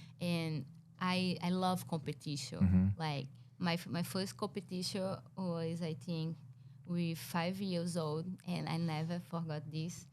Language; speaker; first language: English; non-native, learner; Portuguese